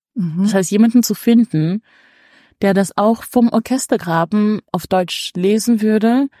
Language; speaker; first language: German; native; German